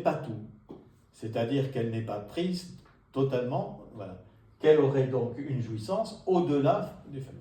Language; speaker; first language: French; native; French